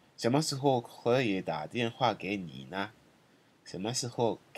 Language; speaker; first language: Chinese; non-native, fluent; Shona